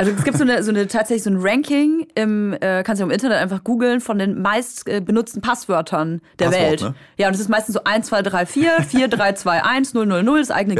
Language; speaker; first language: German; native; German